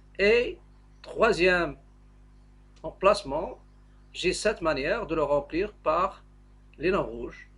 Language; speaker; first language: French; non-native, local second language; Arabic